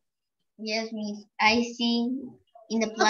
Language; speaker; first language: English; non-native, learner; Spanish